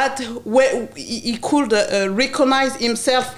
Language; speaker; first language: English; non-native, learner; French